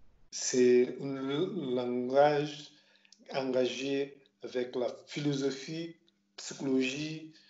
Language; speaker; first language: French; non-native, local second language; Portuguese